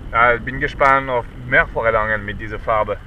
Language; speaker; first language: German; non-native, learner; French